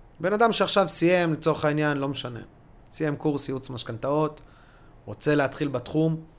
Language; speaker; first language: Hebrew; early bilingual, other home language; Russian